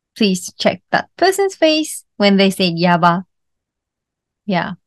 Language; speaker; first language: English; non-native, fluent; Japanese